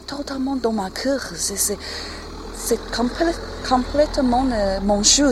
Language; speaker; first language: French; non-native, learner; Chinese